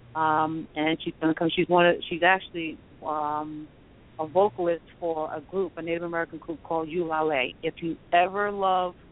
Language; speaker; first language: English; native; English